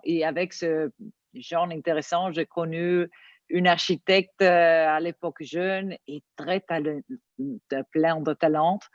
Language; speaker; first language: French; non-native, learner; Italian